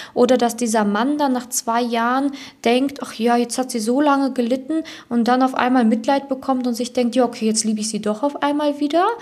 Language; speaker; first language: German; native; German